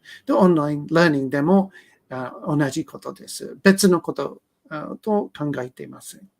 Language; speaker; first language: Japanese; non-native, learner; English